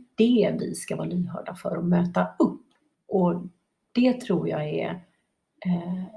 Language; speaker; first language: Swedish; native; Swedish